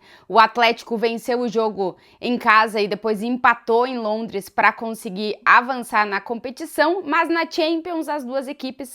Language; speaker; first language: Portuguese; native; Portuguese